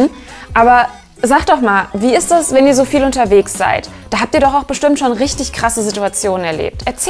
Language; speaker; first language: German; native; German